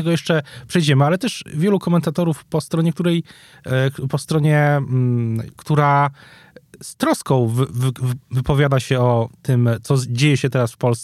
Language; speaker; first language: Polish; native; Polish